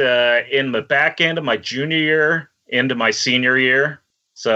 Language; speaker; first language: English; native; English